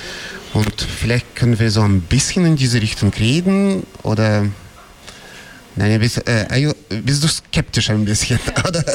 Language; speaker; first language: German; non-native, fluent; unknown